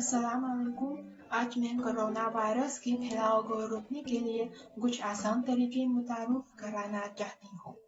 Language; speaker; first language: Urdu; non-native, learner; Chinese